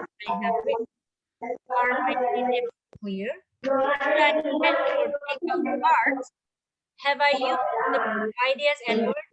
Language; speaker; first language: English; non-native, fluent; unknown